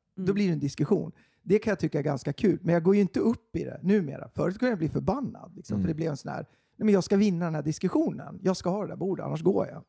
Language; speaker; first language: Swedish; native; Swedish